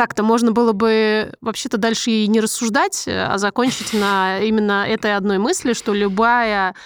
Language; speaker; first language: Russian; native; Russian